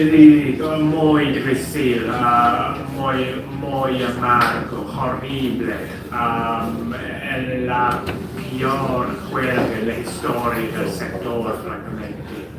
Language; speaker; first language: Spanish; non-native, fluent; English